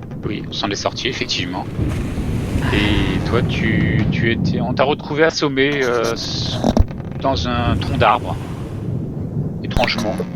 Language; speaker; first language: French; native; French